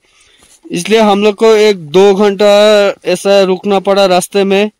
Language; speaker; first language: Hindi; non-native, local second language; Nepali